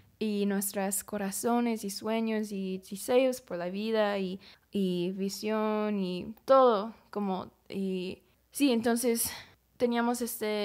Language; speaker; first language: Spanish; non-native, learner; English